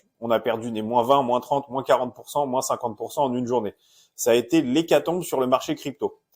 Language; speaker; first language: French; native; French